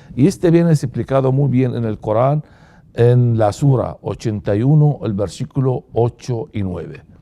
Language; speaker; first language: Spanish; non-native, fluent; Arabic